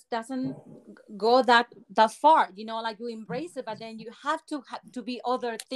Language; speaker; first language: English; non-native, fluent; Spanish